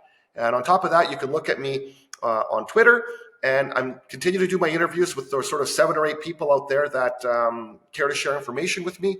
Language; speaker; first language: English; native; English